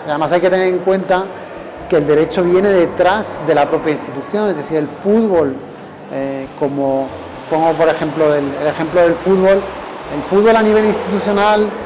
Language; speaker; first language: Spanish; native; Spanish